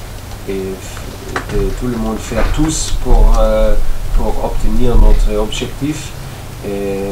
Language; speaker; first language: French; non-native, fluent; German